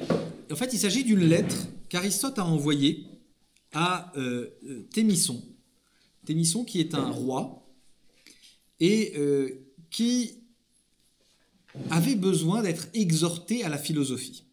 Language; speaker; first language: French; native; French